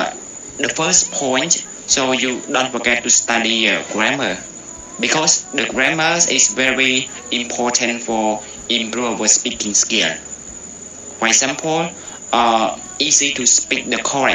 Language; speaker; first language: English; non-native, learner; Khmer